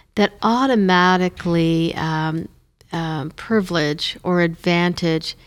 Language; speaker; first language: English; non-native, fluent; Hindi